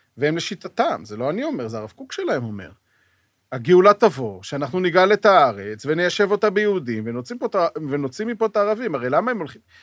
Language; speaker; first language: Hebrew; native; Hebrew